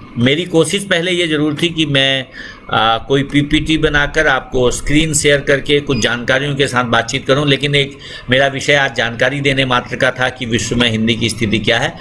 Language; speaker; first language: Hindi; native; Hindi